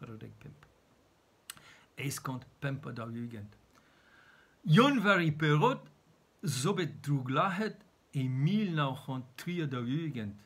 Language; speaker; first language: Welsh; native; Welsh